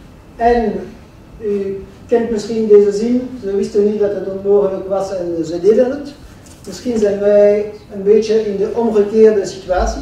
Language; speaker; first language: Dutch; non-native, local second language; French